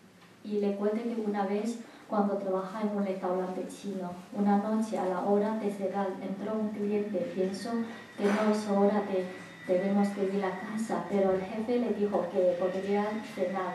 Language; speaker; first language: Spanish; non-native, learner; Chinese